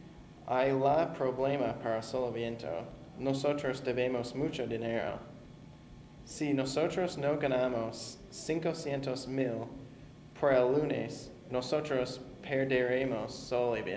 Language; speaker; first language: Spanish; non-native, learner; English